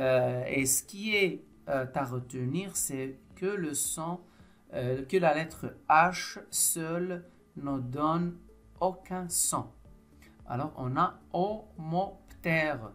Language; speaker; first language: French; non-native, local second language; Arabic